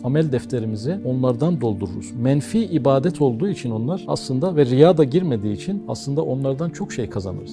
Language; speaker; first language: Turkish; native; Turkish